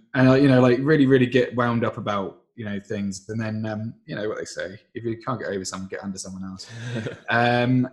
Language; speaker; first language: English; native; English